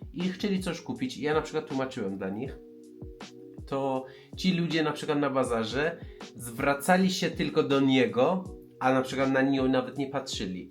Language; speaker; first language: Polish; non-native, fluent; Persian